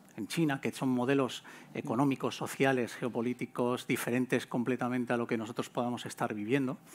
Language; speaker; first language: Spanish; native; Spanish